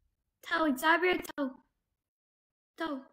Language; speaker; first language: Amharic; non-native, learner; English